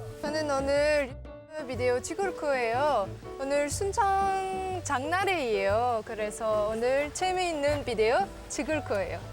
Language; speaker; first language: Korean; non-native, learner; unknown